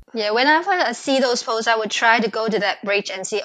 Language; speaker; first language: English; non-native, local second language; Cantonese